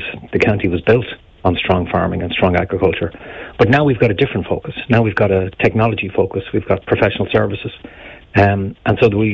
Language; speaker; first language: English; native; English